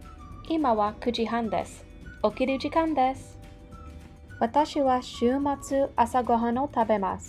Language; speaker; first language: Japanese; non-native, learner; English